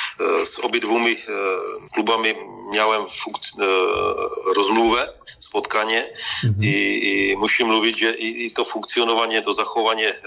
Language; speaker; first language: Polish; non-native, learner; Czech